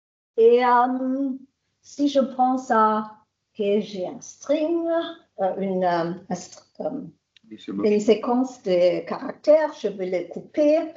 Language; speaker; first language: French; non-native, fluent; German